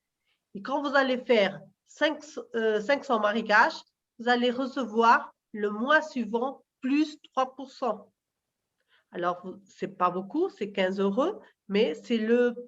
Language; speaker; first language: French; non-native, fluent; Portuguese